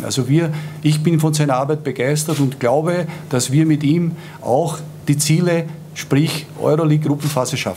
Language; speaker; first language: German; native; German